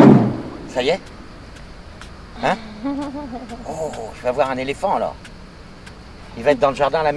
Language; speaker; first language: French; native; French